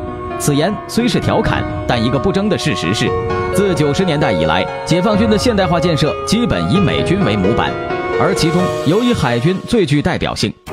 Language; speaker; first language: Chinese; native; Chinese